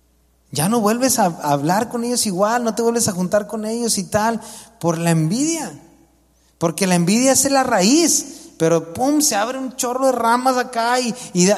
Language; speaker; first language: Spanish; native; Spanish